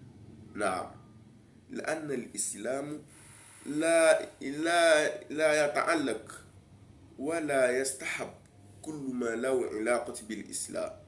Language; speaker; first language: Arabic; non-native, learner; Yoruba